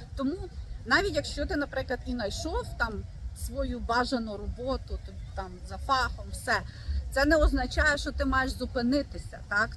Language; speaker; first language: Ukrainian; native; Ukrainian